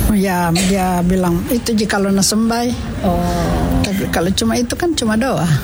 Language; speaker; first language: Indonesian; non-native, local second language; Buginese